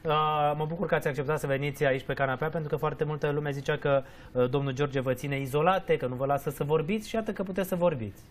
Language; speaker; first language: Romanian; native; Romanian